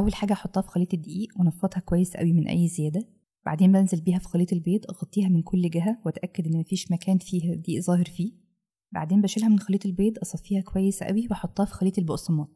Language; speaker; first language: Arabic; native; Arabic